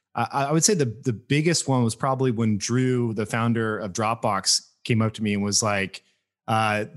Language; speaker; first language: English; native; English